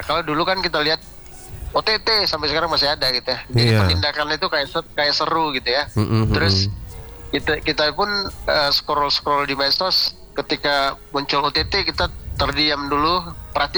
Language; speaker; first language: Indonesian; native; Indonesian